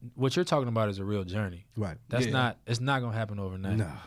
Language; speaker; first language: English; native; English